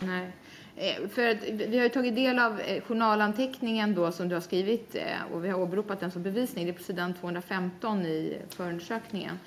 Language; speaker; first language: Swedish; native; Swedish